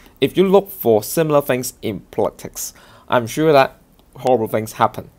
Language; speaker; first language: English; non-native, local second language; Cantonese